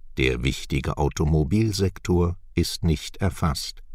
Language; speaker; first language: German; native; German